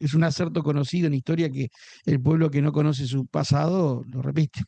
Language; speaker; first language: Spanish; native; Spanish